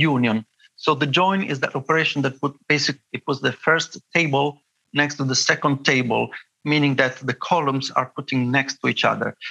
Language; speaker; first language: English; non-native, fluent; Italian